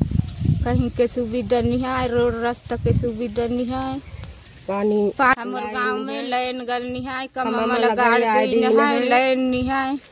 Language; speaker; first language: Hindi; non-native, local second language; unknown